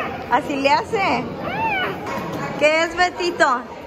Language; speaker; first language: Spanish; early bilingual, heritage; Spanish